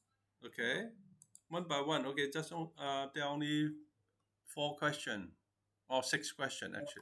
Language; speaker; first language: English; non-native, fluent; Chinese